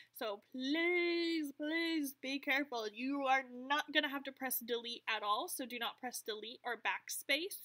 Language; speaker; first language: English; native; English